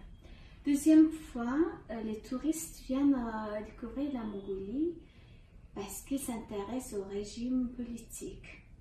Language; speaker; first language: French; non-native, fluent; Mongolian